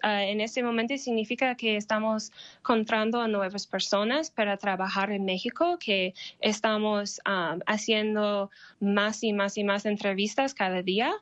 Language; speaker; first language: Spanish; non-native, learner; English